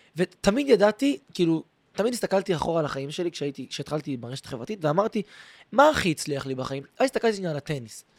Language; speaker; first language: Hebrew; native; Hebrew